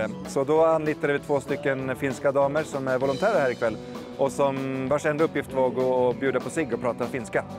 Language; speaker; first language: Swedish; native; Swedish